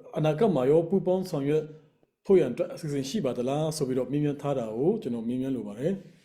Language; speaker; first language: Burmese; non-native, local second language; Hakha Chin